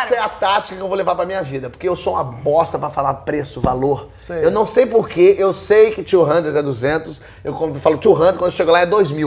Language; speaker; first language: Portuguese; native; Portuguese